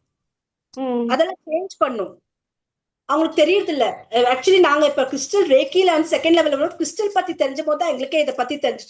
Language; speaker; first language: Tamil; native; Tamil